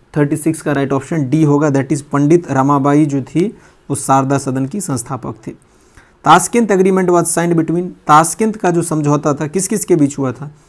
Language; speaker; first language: Hindi; native; Hindi